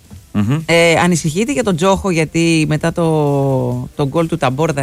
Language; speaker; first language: Greek; native; Greek